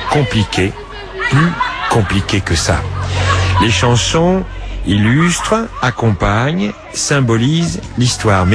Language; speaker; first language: French; native; French